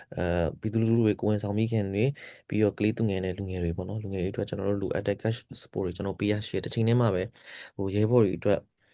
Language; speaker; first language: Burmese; non-native, local second language; S'gaw Karen